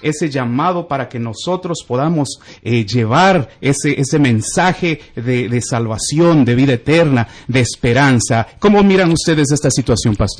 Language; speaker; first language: Spanish; native; Spanish